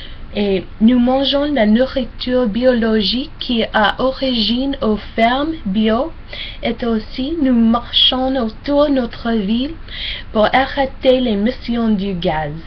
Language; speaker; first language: French; non-native, learner; English